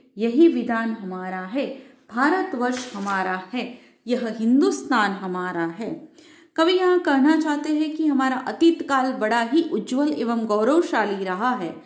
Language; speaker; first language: Hindi; non-native, local second language; Gujarati